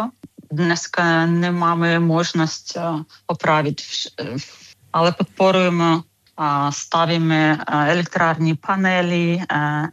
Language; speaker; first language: Czech; non-native, learner; Ukrainian